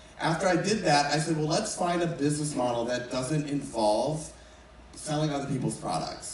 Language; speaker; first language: English; native; English